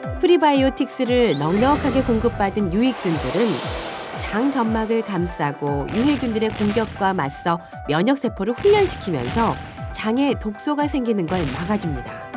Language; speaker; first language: Korean; native; Korean